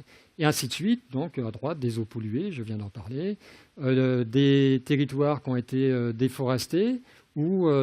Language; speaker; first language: French; native; French